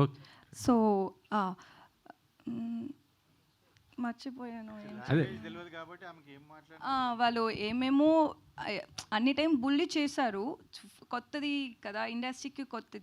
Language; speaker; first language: Telugu; non-native, learner; Tamil